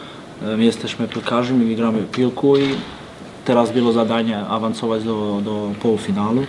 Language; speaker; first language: Polish; non-native, learner; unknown